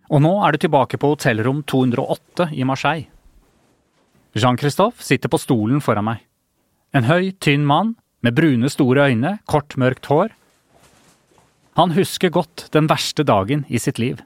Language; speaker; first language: Norwegian; native; Norwegian